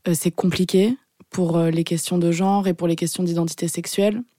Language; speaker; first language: French; early bilingual, other home language; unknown